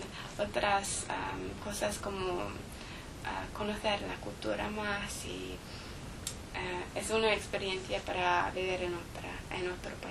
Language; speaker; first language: Spanish; non-native, learner; English